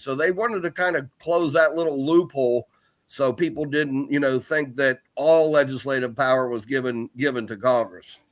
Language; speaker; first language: English; native; English